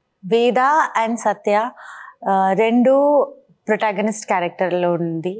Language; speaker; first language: Telugu; non-native, learner; Bangla